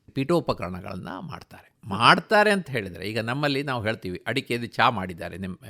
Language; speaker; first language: Kannada; native; Kannada